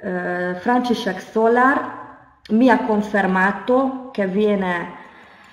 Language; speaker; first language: Italian; non-native, fluent; Hungarian